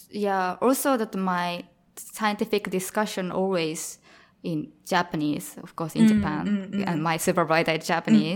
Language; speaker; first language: English; non-native, learner; Japanese